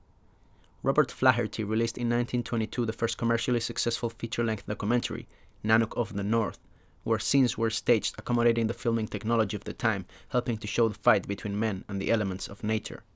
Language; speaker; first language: English; non-native, fluent; Spanish